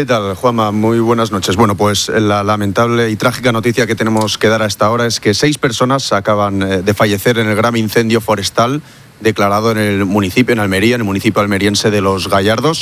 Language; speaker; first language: Spanish; native; Spanish